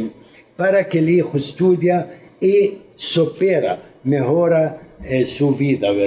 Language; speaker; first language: Spanish; non-native, fluent; Arabic